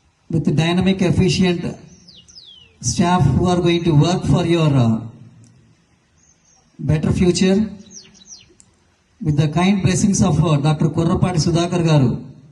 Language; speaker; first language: English; non-native, local second language; Telugu